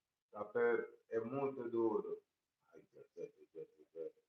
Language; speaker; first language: Italian; non-native, learner; Portuguese